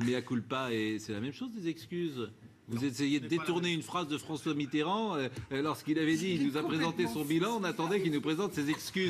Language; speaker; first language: French; native; French